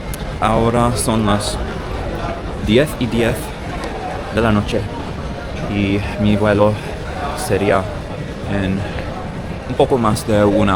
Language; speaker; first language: Spanish; non-native, learner; English